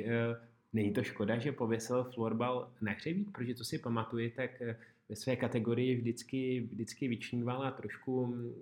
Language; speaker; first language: Czech; native; Czech